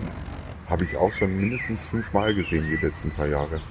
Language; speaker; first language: German; native; German